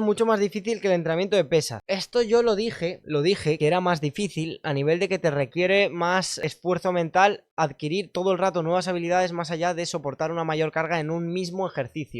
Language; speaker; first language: Spanish; native; Spanish